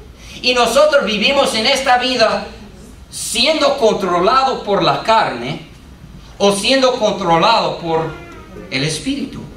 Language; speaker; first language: Spanish; non-native, fluent; English